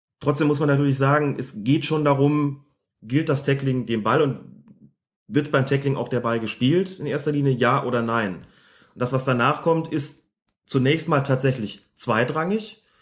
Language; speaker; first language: German; native; German